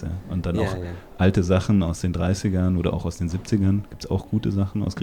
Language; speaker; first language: German; native; German